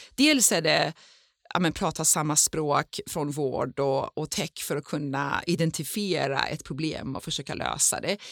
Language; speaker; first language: Swedish; non-native, fluent; Persian